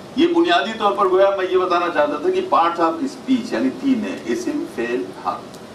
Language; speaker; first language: Urdu; native; Urdu